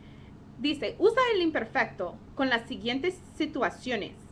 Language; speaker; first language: Spanish; non-native, fluent; English